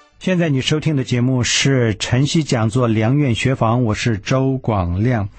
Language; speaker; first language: Chinese; early bilingual, heritage; Chinese